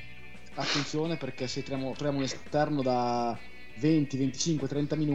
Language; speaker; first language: Italian; native; Italian